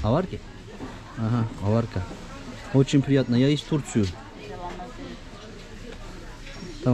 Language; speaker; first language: Russian; non-native, learner; Turkish